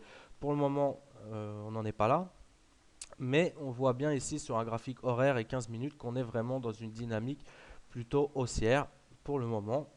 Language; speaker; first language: French; native; French